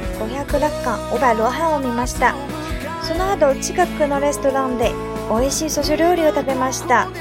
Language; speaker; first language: Japanese; non-native, fluent; Chinese